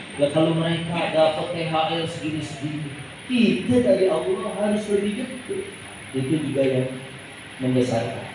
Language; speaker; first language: Indonesian; native; Indonesian